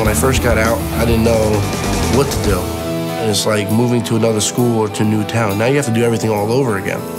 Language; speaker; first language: English; native; English